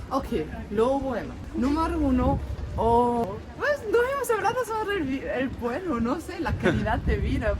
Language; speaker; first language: Spanish; non-native, fluent; German